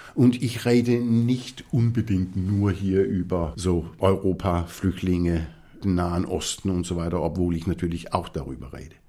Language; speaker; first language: German; non-native, fluent; Danish